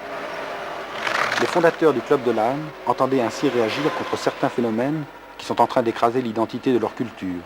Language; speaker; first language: French; native; French